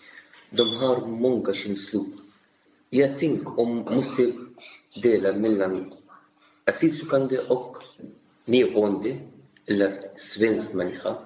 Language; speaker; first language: Swedish; non-native, learner; Arabic